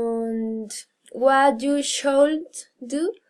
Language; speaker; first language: English; non-native, learner; Spanish